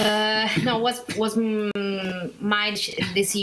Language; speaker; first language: English; non-native, learner; Italian